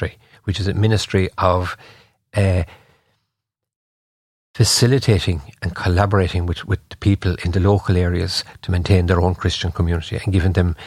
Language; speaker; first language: English; native; English